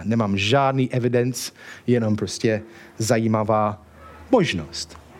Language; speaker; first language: Czech; non-native, fluent; English